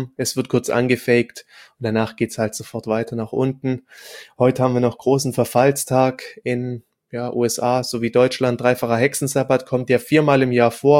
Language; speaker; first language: German; native; German